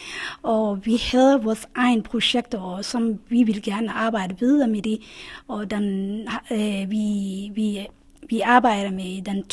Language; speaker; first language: Danish; non-native, fluent; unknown